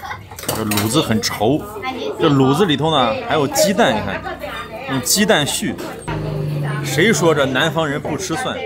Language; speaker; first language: Chinese; native; Chinese